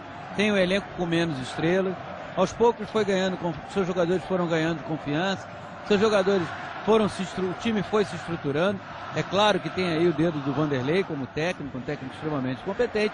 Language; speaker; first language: Portuguese; native; Portuguese